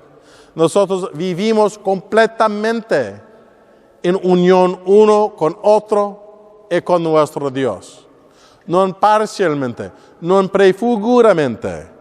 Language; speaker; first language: Spanish; non-native, learner; English